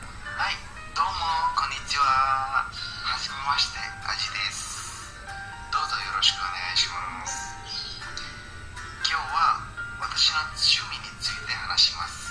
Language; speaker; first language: Japanese; non-native, learner; Indonesian